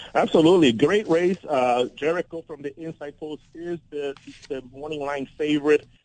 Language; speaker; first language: English; early bilingual, other home language; Spanish